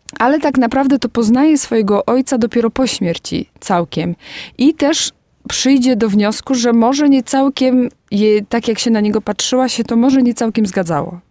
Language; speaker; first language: Polish; early bilingual, heritage; Polish